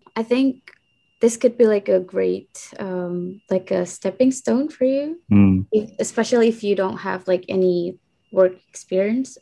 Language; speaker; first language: English; non-native, fluent; Indonesian